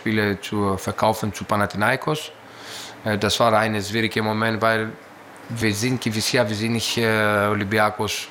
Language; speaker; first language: German; non-native, learner; Greek